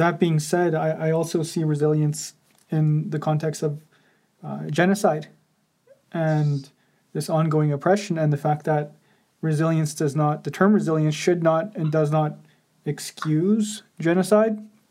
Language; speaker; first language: English; non-native, fluent; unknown